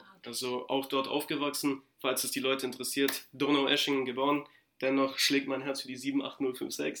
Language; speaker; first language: German; native; German